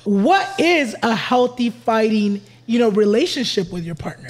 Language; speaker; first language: English; early bilingual, other home language; Spanish